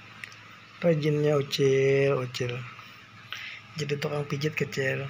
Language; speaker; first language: Indonesian; non-native, local second language; Banjar